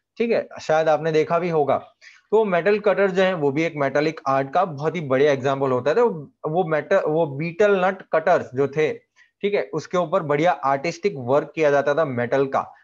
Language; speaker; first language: Hindi; non-native, local second language; Gujarati